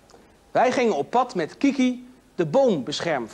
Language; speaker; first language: Dutch; native; Dutch